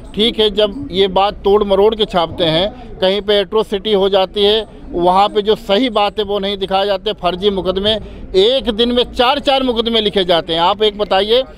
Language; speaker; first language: Hindi; native; Hindi